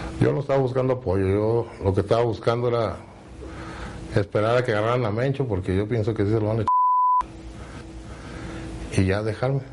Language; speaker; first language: Spanish; native; Spanish